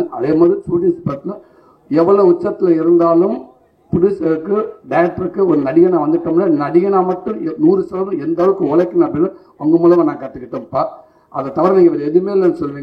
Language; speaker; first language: Tamil; native; Tamil